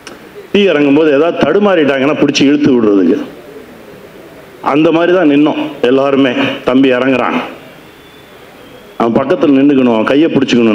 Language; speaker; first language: Tamil; native; Tamil